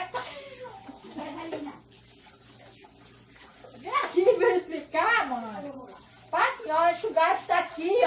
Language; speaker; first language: Portuguese; native; Portuguese